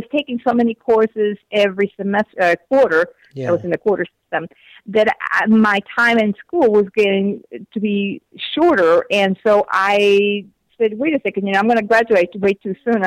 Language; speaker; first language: English; non-native, fluent; Spanish